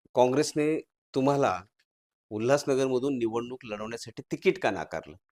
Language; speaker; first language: Marathi; native; Marathi